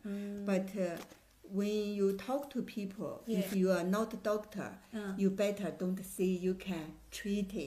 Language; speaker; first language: English; non-native, learner; Chinese